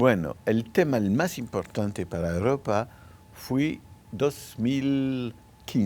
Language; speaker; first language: Spanish; non-native, local second language; French